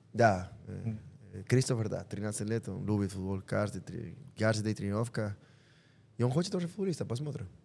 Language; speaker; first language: Russian; non-native, learner; Spanish